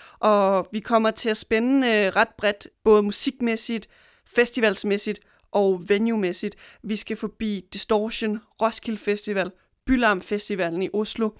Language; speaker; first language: Danish; native; Danish